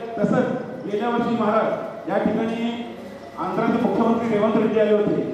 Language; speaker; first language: Marathi; non-native, local second language; Telugu